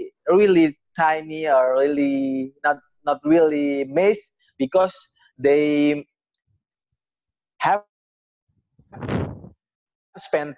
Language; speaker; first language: English; non-native, learner; Indonesian